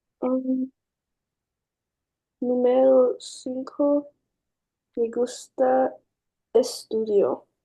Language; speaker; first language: Spanish; non-native, learner; English